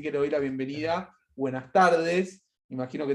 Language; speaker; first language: Spanish; native; Spanish